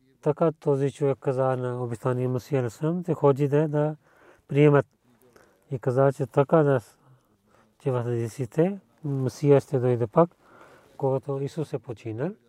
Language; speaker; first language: Bulgarian; non-native, learner; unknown